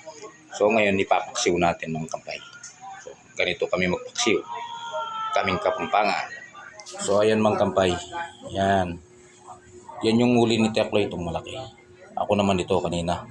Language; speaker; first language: Filipino; non-native, local second language; Pampanga